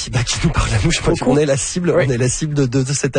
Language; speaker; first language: French; native; French